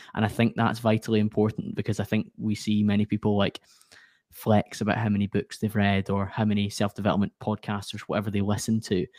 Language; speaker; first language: English; native; English